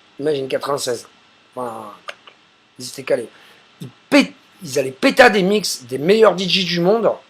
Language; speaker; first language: French; native; French